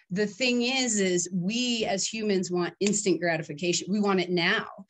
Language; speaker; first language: English; native; English